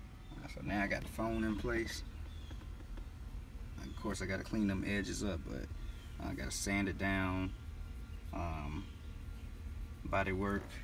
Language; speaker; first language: English; native; English